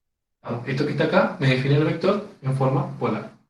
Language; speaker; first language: Spanish; native; Spanish